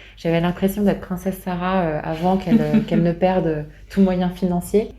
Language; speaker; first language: French; native; French